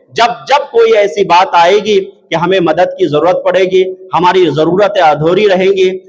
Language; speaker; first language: Urdu; native; Urdu